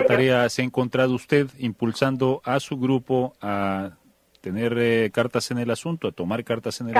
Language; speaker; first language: Spanish; native; Spanish